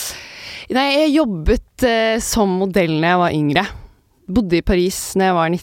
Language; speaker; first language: Norwegian; native; Norwegian